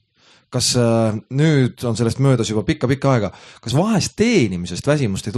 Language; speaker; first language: Estonian; native; Estonian